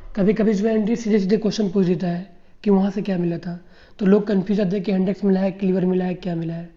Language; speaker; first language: Hindi; native; Hindi